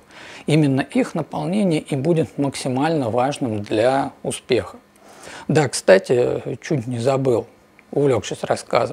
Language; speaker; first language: Russian; native; Russian